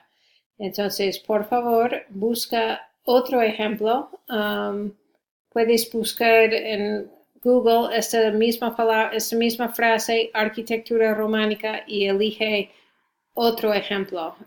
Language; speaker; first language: Spanish; non-native, fluent; English